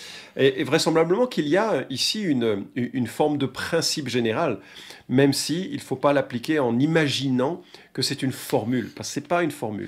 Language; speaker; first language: French; native; French